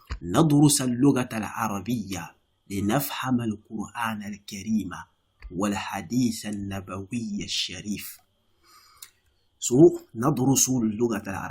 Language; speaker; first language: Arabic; non-native, fluent; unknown